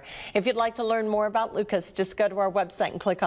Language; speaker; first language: English; native; English